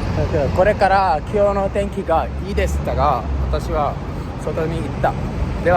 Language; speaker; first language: Japanese; non-native, learner; Sinhala